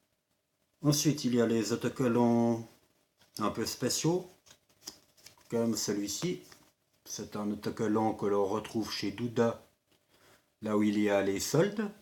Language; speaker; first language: French; native; French